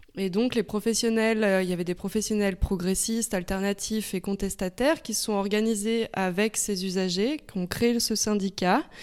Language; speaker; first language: French; native; French